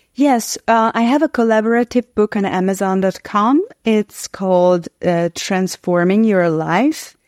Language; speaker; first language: English; non-native, fluent; Hungarian